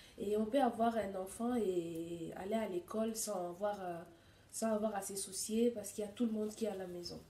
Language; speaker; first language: French; non-native, local second language; Swahili